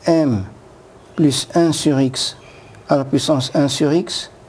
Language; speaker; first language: French; non-native, local second language; Arabic